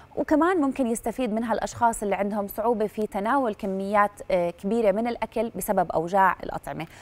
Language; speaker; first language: Arabic; native; Arabic